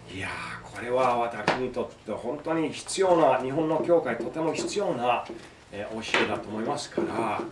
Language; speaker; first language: Japanese; non-native, fluent; English